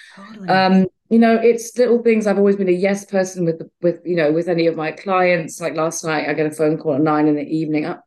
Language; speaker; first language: English; native; English